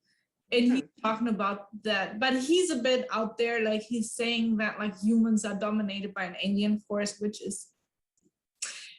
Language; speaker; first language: English; non-native, fluent; German